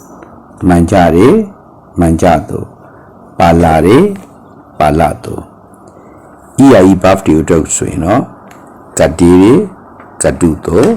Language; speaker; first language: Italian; non-native, fluent; Burmese